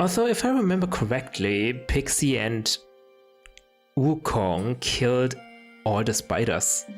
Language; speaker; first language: English; native; English